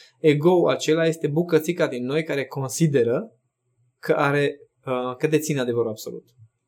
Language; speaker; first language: Romanian; non-native, local second language; Hungarian